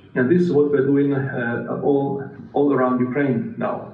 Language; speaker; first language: English; non-native, fluent; Ukrainian